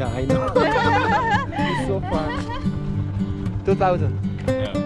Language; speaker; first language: English; non-native, learner; Korean